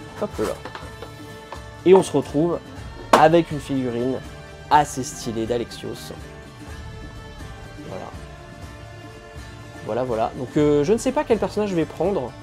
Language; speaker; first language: French; native; French